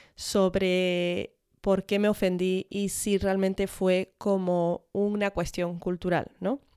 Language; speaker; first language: Spanish; early bilingual, other home language; English